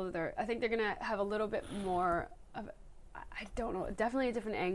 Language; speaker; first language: English; native; English